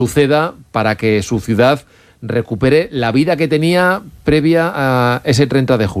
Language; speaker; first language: Spanish; native; Spanish